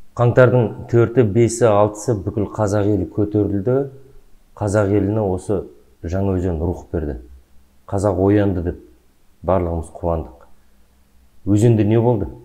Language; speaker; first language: Kazakh; native; Kazakh